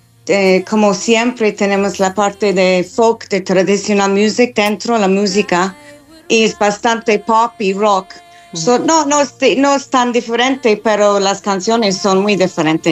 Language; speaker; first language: Spanish; non-native, learner; English